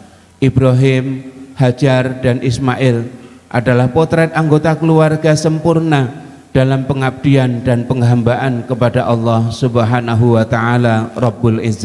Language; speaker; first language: Indonesian; native; Indonesian